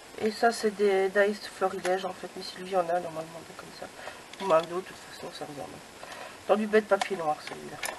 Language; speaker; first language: French; native; French